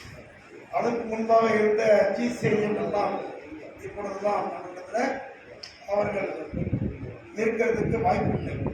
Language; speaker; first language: Tamil; native; Tamil